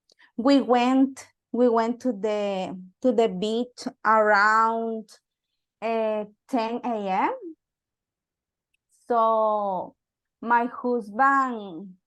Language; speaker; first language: English; non-native, learner; Spanish